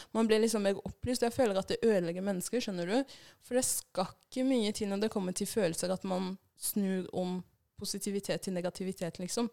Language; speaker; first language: Norwegian; early bilingual, other home language; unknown